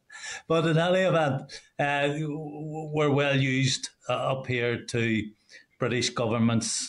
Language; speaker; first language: English; native; English